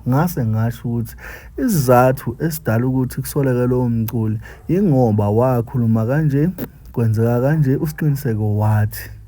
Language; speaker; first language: Zulu; native; Zulu